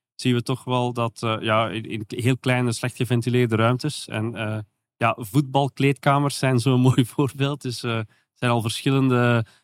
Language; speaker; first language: Dutch; native; Dutch